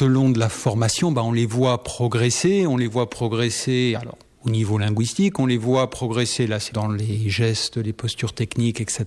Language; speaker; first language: French; native; French